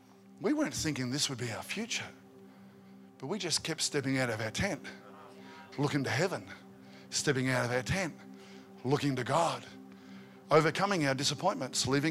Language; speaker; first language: English; native; English